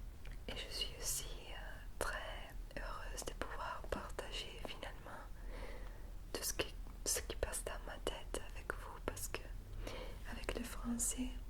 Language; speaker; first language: French; non-native, fluent; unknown